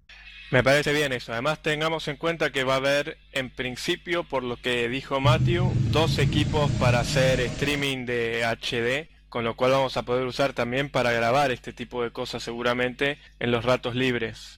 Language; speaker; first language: Spanish; native; Spanish